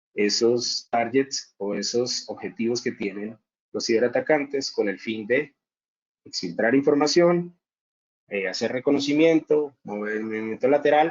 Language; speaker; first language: Spanish; native; Spanish